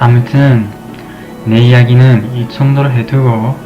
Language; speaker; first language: Korean; non-native, learner; English